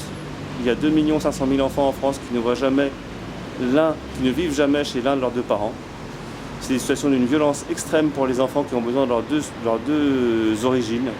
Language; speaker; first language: French; native; French